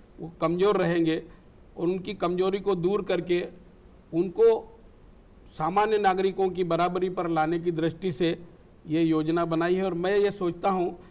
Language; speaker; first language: Hindi; native; Hindi